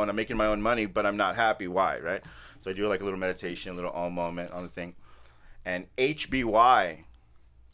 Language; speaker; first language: English; native; English